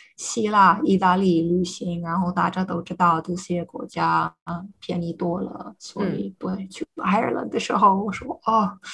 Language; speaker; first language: Chinese; non-native, fluent; English